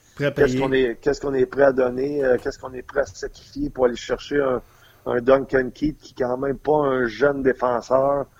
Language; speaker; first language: French; native; French